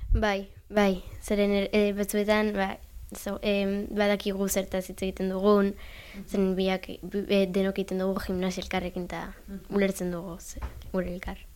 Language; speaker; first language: Basque; non-native, local second language; Spanish